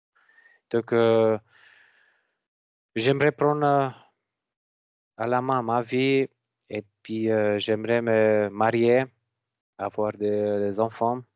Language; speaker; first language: French; non-native, learner; Macedonian